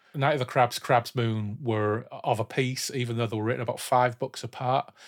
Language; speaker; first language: English; native; English